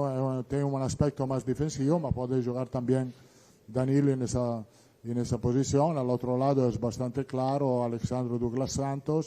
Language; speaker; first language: Portuguese; non-native, learner; Italian